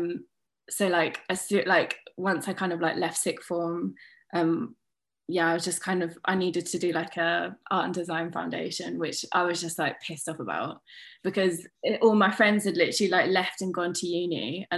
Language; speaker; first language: English; native; English